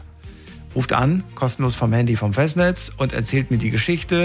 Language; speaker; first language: German; native; German